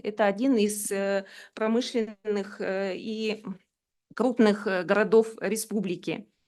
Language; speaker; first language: Russian; native; Russian